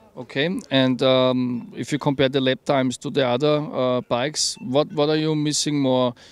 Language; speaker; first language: English; non-native, fluent; German